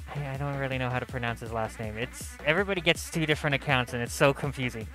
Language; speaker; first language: English; native; English